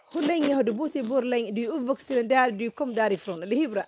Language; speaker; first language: Swedish; non-native, fluent; Somali